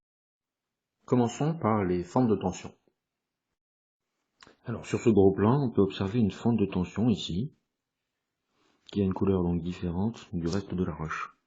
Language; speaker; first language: French; native; French